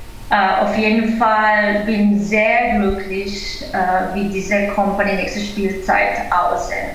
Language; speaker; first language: German; non-native, fluent; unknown